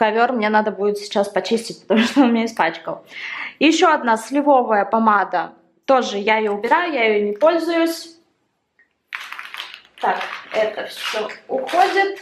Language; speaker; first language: Russian; native; Russian